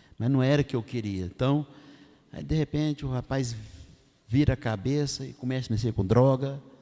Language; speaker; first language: Portuguese; non-native, fluent; Arabic